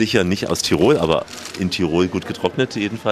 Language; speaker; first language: German; native; German